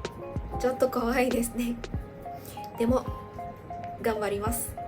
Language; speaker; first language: Japanese; non-native, learner; Malay